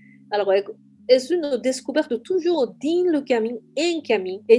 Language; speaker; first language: French; non-native, fluent; Japanese